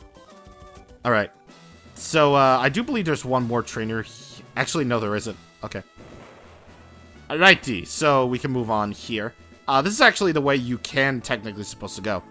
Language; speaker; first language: English; native; English